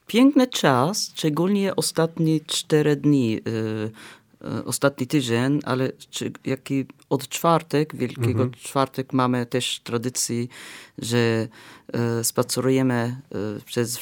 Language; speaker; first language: Polish; non-native, fluent; Arabic